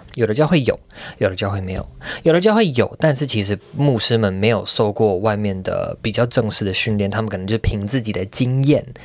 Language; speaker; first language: Chinese; native; Chinese